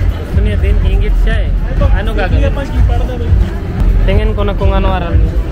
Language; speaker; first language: Filipino; non-native, learner; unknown